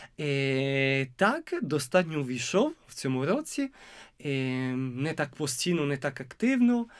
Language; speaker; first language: Ukrainian; non-native, fluent; Italian